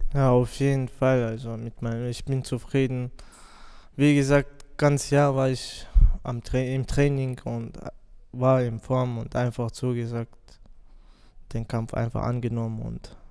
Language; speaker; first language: German; non-native, learner; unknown